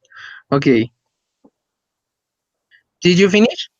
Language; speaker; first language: English; non-native, fluent; Spanish